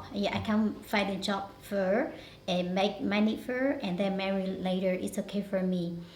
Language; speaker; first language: English; non-native, learner; Hmong